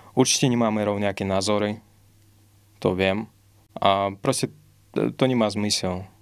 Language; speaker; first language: Slovak; non-native, fluent; Russian